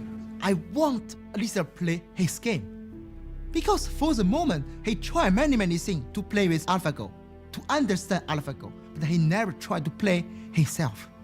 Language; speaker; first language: English; non-native, learner; Chinese